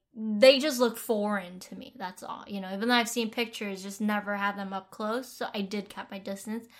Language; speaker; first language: English; non-native, fluent; Vietnamese